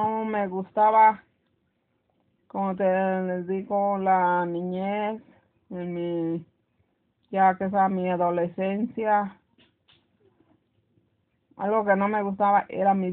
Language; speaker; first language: Spanish; native; Spanish